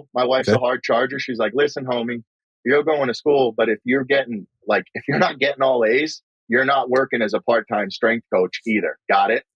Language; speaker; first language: English; native; English